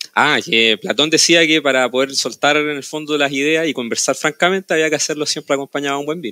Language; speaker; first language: Spanish; native; Spanish